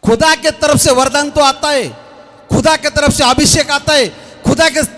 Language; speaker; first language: Hindi; non-native, local second language; Marathi